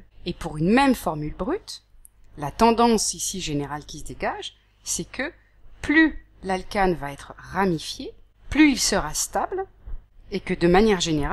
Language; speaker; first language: French; native; French